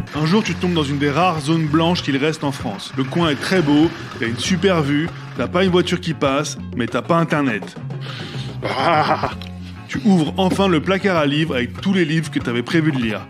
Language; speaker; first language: French; native; French